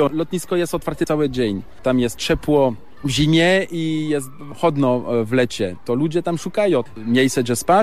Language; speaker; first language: Polish; non-native, learner; French